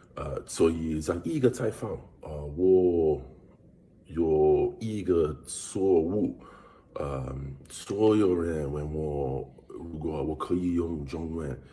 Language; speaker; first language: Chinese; non-native, learner; English